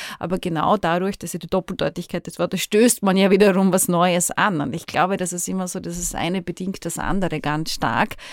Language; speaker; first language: German; native; German